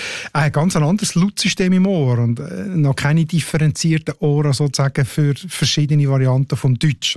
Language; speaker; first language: German; native; German